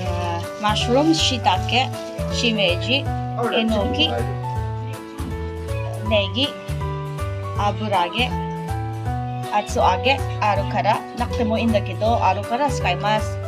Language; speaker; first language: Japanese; non-native, learner; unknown